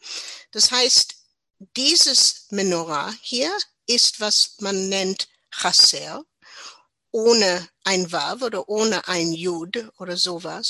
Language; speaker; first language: German; non-native, learner; English